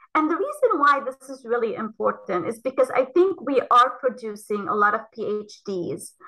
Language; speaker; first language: English; non-native, fluent; Arabic